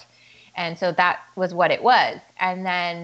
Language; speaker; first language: English; native; English